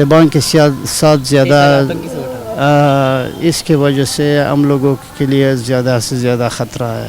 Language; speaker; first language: Hindi; non-native, learner; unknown